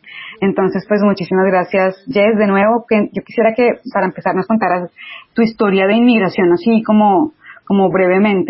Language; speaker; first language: Spanish; native; Spanish